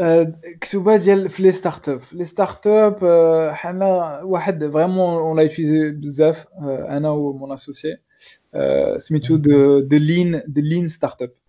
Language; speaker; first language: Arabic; native; Arabic